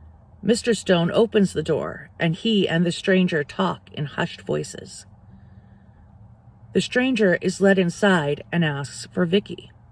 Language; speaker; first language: English; native; English